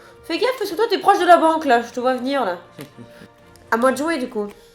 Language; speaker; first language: French; native; French